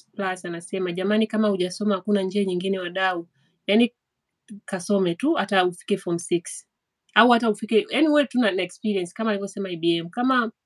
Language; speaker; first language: Swahili; native; Swahili